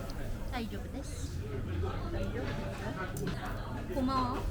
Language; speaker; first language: Japanese; non-native, fluent; Korean